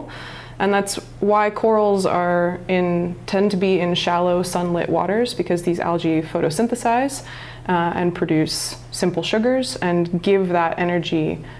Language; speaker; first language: English; native; English